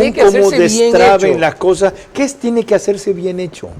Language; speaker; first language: Spanish; native; Spanish